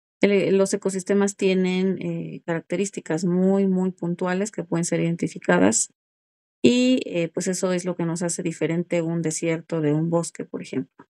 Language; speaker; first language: Spanish; native; Spanish